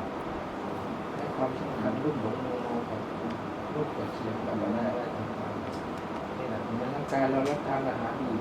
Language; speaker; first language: Thai; native; Thai